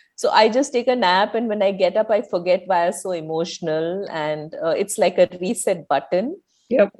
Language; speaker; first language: English; non-native, local second language; Malayalam